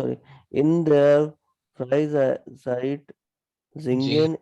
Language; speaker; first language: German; non-native, learner; Hindi